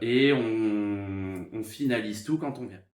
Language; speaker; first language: French; native; French